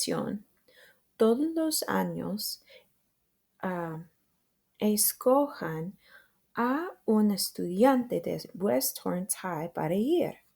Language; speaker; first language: Spanish; non-native, fluent; English